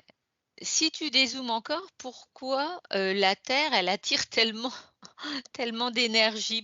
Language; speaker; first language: French; native; French